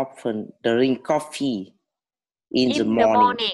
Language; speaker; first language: English; non-native, learner; Vietnamese